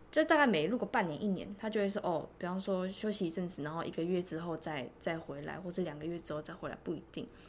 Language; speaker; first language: Chinese; native; Chinese